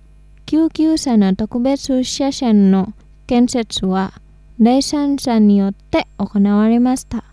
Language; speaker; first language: Japanese; non-native, fluent; Indonesian